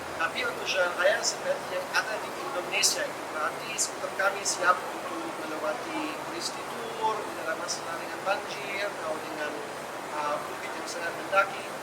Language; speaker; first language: Indonesian; non-native, fluent; German